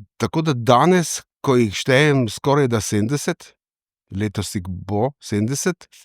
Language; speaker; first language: Slovenian; native; Slovenian